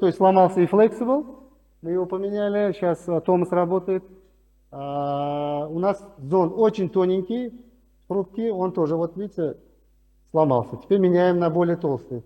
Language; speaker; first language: Russian; non-native, local second language; Uzbek